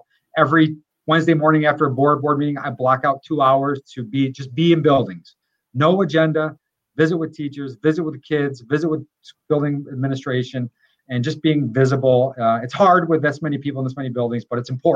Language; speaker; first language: English; native; English